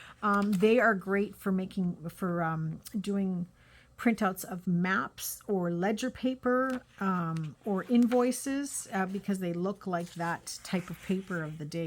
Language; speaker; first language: English; native; English